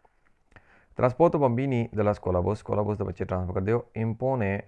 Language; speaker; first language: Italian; non-native, learner; Punjabi